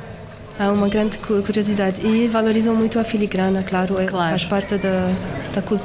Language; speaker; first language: Portuguese; non-native, fluent; Arabic